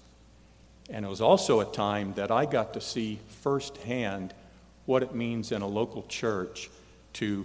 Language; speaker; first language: English; native; English